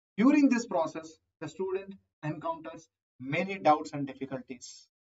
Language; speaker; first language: English; non-native, local second language; Telugu